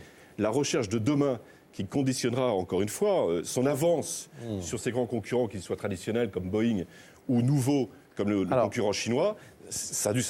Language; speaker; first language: French; native; French